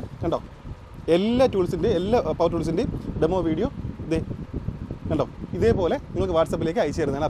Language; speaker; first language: Malayalam; native; Malayalam